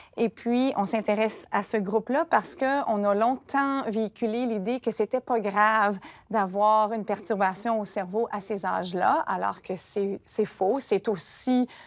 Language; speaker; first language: French; native; French